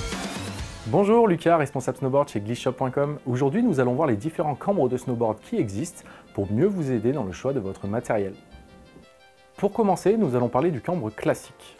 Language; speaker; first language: French; native; French